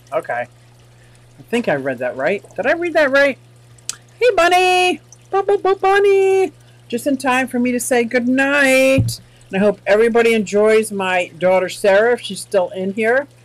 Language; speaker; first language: English; native; English